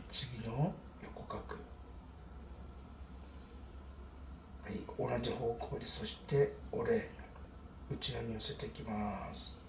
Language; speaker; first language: Japanese; native; Japanese